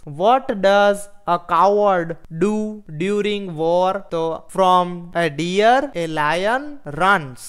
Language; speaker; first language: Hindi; non-native, local second language; Gujarati